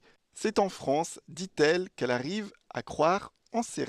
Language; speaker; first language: French; native; French